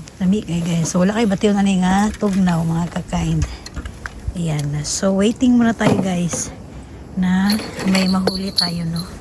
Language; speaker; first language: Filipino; non-native, local second language; Cebuano